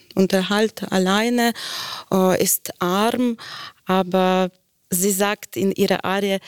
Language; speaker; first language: German; non-native, fluent; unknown